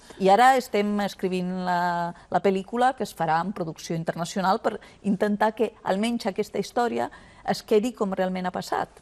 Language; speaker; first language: Catalan; non-native, fluent; Italian